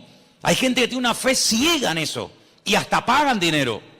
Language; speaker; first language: Spanish; native; Spanish